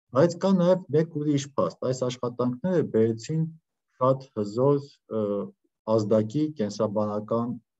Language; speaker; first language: Armenian; native; Armenian